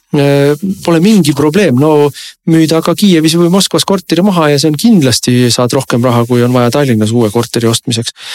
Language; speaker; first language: Estonian; native; Estonian